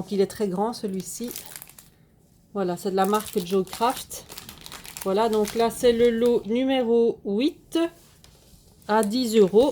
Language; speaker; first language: French; native; French